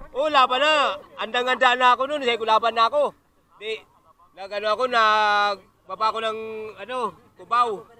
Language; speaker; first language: Filipino; native; Filipino